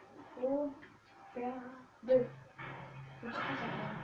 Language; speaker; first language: French; native; French